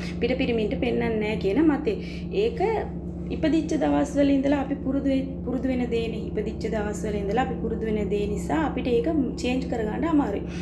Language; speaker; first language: Sinhala; non-native, local second language; Tamil